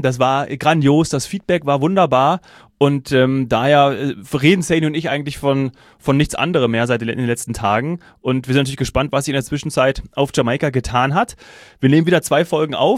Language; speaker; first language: German; native; German